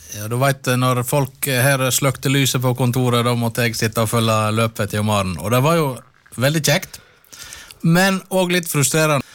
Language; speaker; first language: Norwegian; native; Norwegian